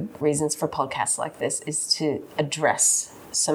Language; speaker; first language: English; native; English